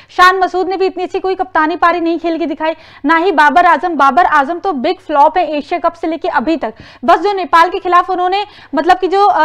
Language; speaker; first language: Hindi; native; Hindi